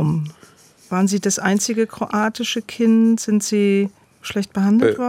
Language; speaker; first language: German; native; German